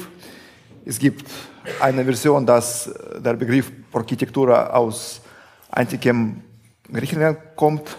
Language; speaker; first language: German; non-native, fluent; Russian